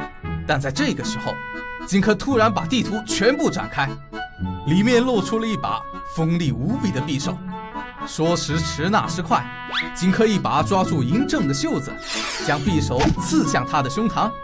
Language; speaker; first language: Chinese; native; Chinese